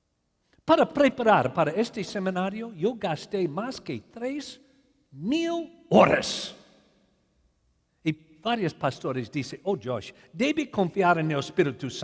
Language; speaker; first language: Spanish; non-native, learner; English